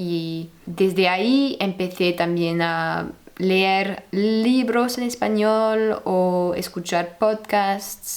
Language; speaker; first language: Spanish; non-native, fluent; French